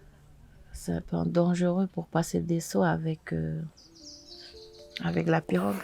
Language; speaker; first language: French; non-native, local second language; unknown